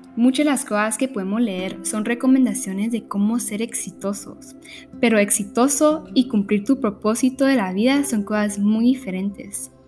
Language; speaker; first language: Spanish; early bilingual, heritage; Spanish